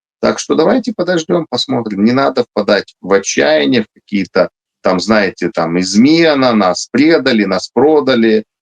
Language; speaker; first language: Russian; native; Russian